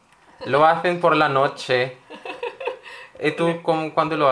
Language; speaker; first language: Spanish; non-native, learner; Filipino